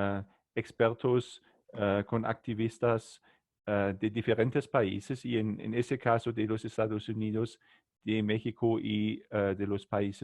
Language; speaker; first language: Spanish; non-native, learner; German